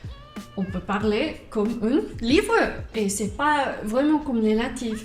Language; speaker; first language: French; non-native, learner; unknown